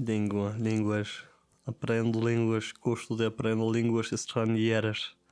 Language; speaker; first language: Portuguese; non-native, learner; German